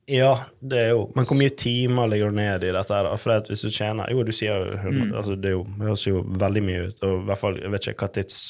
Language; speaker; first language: Norwegian; native; Norwegian